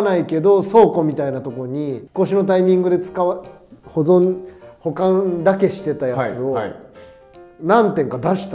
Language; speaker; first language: Japanese; native; Japanese